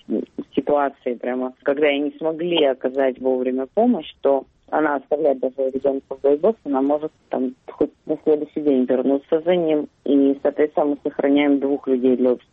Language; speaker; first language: Russian; native; Russian